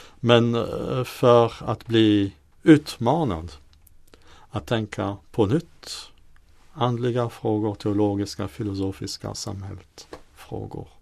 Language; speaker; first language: Swedish; non-native, fluent; French